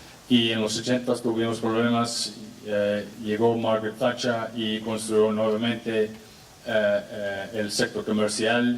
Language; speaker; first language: Spanish; non-native, fluent; English